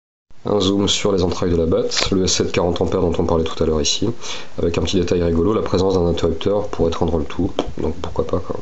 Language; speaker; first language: French; native; French